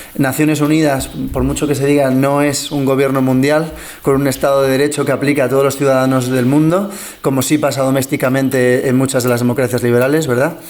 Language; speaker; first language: Spanish; early bilingual, other home language; English